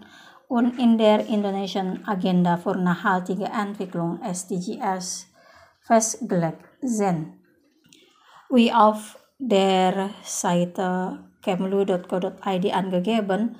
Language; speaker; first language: German; non-native, fluent; Indonesian